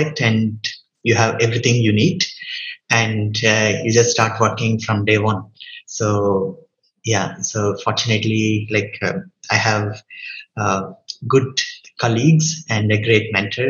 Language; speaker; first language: English; non-native, local second language; Telugu